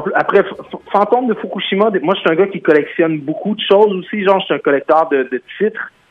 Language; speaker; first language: French; native; French